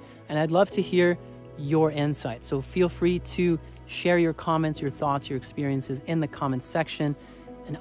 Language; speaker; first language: English; native; English